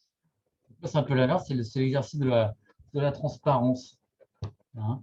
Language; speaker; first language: French; native; French